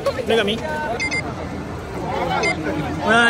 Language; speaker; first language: Japanese; native; Japanese